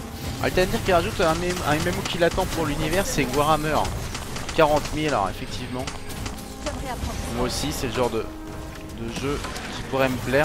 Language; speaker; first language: French; native; French